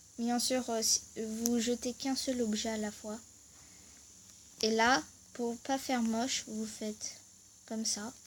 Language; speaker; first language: French; native; French